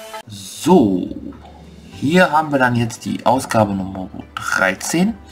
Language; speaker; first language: German; native; German